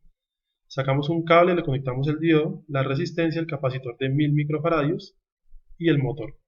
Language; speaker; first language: Spanish; native; Spanish